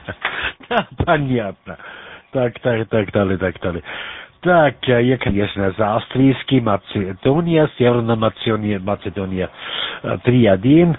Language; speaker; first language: Russian; non-native, learner; German